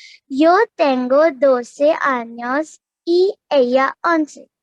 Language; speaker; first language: Spanish; non-native, learner; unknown